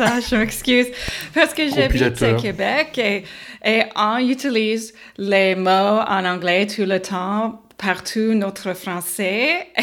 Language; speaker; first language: French; non-native, learner; English